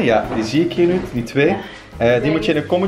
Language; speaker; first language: Dutch; native; Dutch